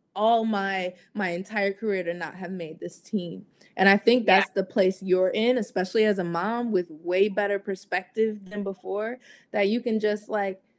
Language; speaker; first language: English; native; English